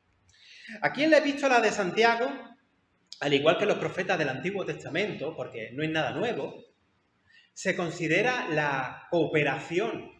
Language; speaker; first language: Spanish; native; Spanish